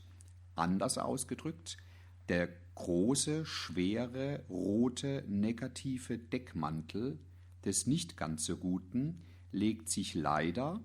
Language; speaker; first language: German; native; German